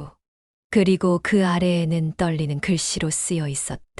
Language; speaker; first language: Korean; native; Korean